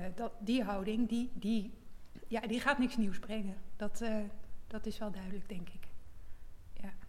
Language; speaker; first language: Dutch; native; Dutch